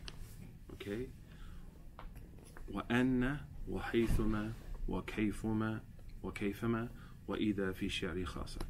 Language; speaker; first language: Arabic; non-native, fluent; English